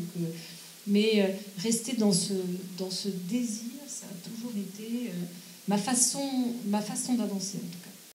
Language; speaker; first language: French; native; French